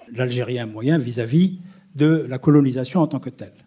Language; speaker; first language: French; non-native, local second language; Arabic